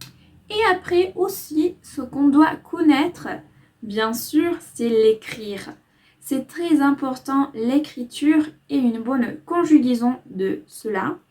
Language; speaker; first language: French; non-native, fluent; Spanish